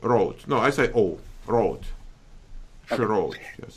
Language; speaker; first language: English; non-native, fluent; Russian